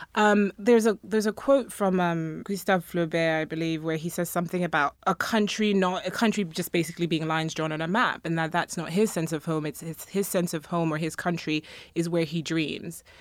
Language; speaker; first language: English; non-native, local second language; Akan